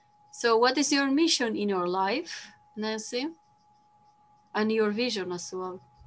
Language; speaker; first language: English; non-native, fluent; Romanian